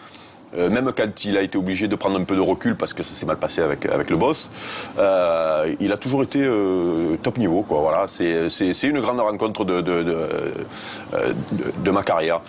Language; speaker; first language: French; native; French